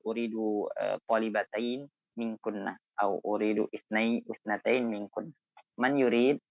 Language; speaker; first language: Arabic; non-native, fluent; Indonesian